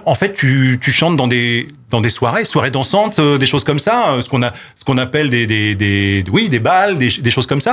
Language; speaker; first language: French; native; French